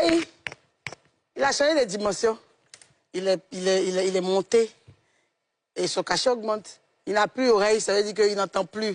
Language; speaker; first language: French; native; French